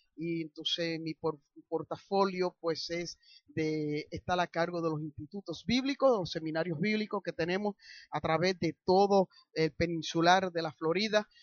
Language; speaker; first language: Spanish; early bilingual, heritage; Spanish